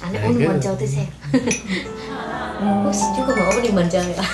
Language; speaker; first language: Korean; non-native, learner; Vietnamese